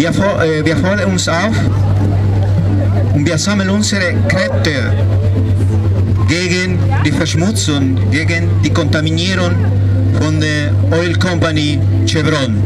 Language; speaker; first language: German; non-native, fluent; Spanish